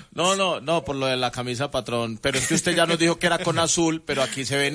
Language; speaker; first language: Spanish; native; Spanish